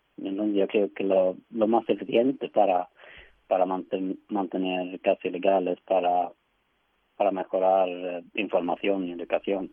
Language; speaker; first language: Spanish; non-native, fluent; Swedish